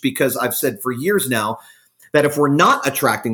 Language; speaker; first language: English; native; English